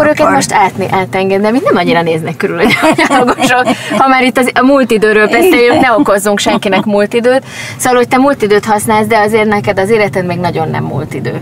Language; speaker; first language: Hungarian; native; Hungarian